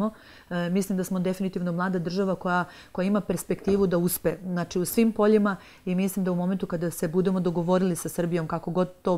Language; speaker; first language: Serbian; native; Serbian